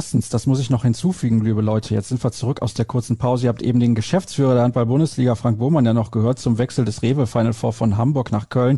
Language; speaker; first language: German; native; German